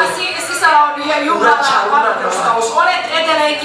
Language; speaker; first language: Finnish; non-native, fluent; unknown